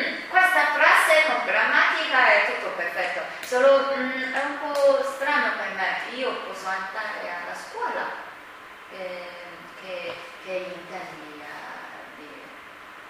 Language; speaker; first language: Italian; non-native, learner; Chinese